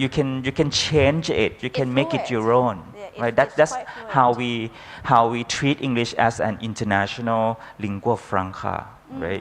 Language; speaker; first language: English; non-native, fluent; Thai